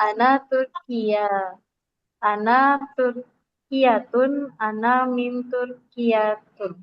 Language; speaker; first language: Arabic; non-native, learner; Indonesian